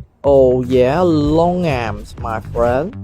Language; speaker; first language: English; non-native, learner; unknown